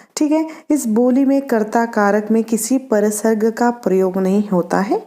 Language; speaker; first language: Hindi; non-native, local second language; Marathi